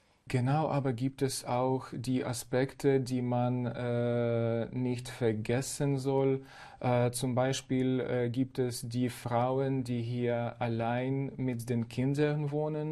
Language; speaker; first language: German; non-native, fluent; Ukrainian